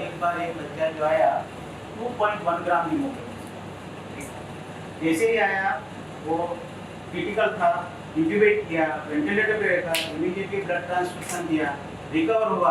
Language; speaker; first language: Hindi; non-native, local second language; Gujarati